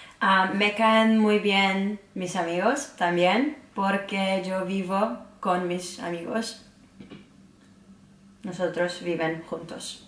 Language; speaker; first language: Spanish; non-native, learner; English